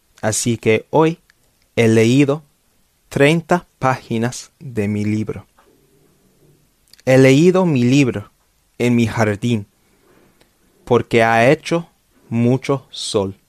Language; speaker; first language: Spanish; non-native, fluent; English